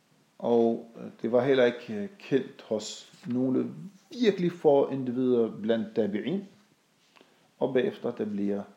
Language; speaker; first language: Danish; non-native, fluent; Arabic